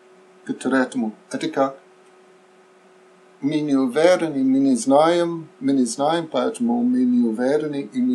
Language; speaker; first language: Russian; non-native, fluent; English